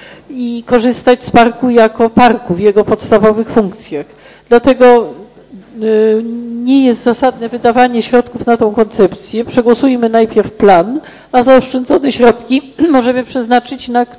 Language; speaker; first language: Polish; native; Polish